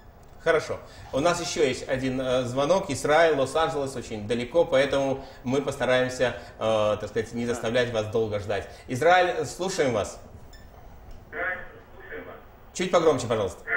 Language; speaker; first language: Russian; native; Russian